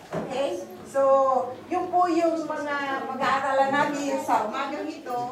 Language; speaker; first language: Filipino; non-native, local second language; Bikol